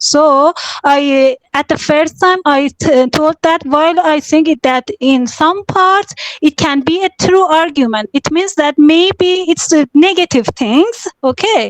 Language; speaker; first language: English; non-native, learner; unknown